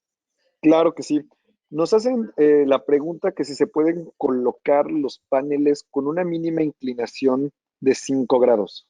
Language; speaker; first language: Spanish; native; Spanish